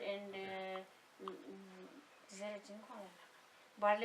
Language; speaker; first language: English; non-native, learner; Ladakhi